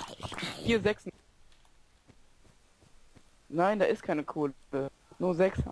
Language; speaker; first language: German; native; German